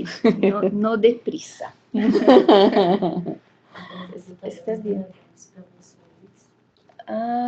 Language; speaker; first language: Spanish; non-native, fluent; Portuguese